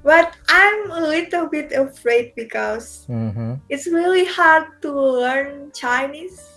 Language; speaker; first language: English; non-native, learner; Indonesian